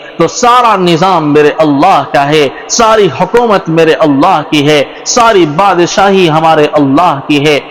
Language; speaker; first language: Urdu; native; Urdu